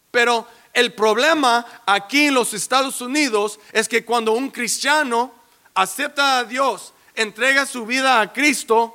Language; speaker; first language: Spanish; early bilingual, heritage; English